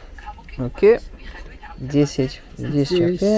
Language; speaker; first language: Russian; non-native, learner; Polish